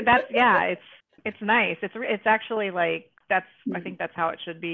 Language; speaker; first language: English; native; English